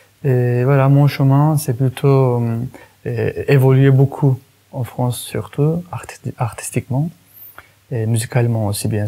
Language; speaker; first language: French; non-native, fluent; Kurdish